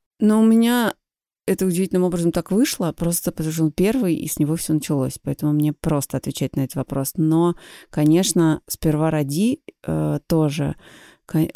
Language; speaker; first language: Russian; native; Russian